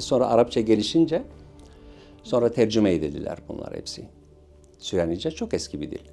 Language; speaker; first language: Turkish; non-native, local second language; Syriac